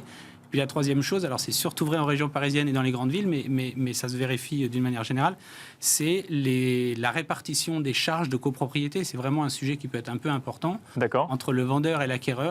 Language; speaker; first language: French; native; French